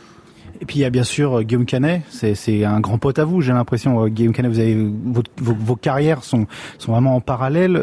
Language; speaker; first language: French; native; French